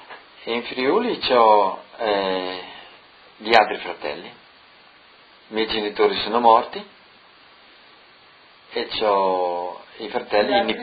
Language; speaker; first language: Italian; non-native, local second language; Friulian